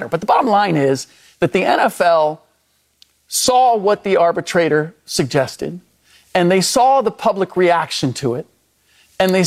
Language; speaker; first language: English; early bilingual, other home language; German